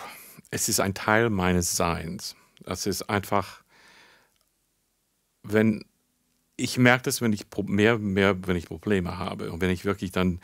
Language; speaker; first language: German; non-native, fluent; English